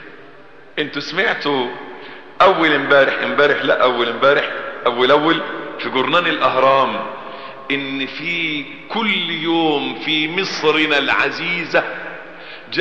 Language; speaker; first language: Arabic; native; Arabic